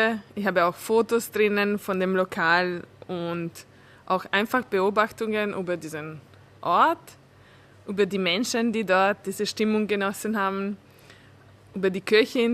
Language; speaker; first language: German; early bilingual, heritage; German